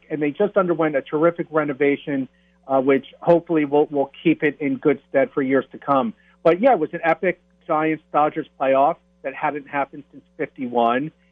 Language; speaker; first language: English; native; English